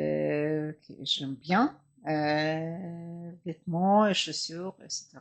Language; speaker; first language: French; non-native, fluent; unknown